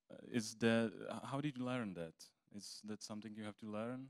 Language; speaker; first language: English; non-native, fluent; Czech